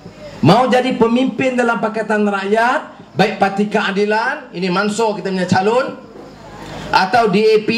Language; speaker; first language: Malay; native; Malay